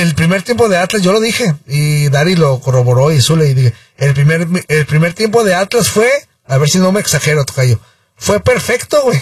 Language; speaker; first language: Spanish; native; Spanish